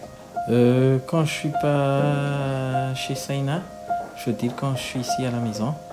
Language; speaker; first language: French; non-native, local second language; Malagasy